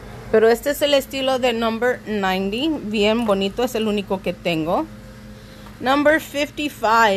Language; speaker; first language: Spanish; early bilingual, heritage; Spanish